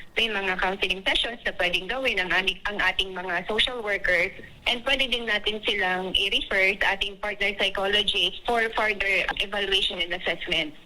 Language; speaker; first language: Filipino; native; Filipino